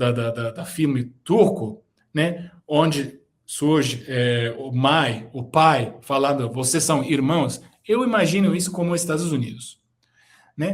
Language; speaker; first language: Portuguese; non-native, fluent; Turkish